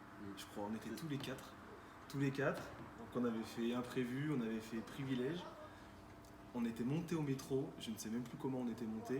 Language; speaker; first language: French; native; French